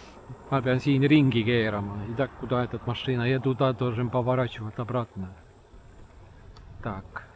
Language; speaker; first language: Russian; non-native, learner; Estonian